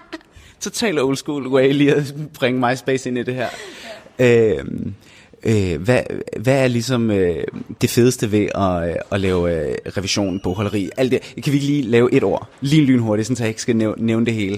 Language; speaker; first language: Danish; native; Danish